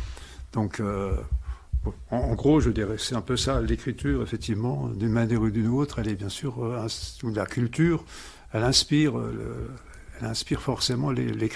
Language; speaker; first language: French; non-native, local second language; Swiss German